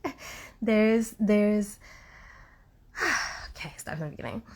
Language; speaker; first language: English; native; English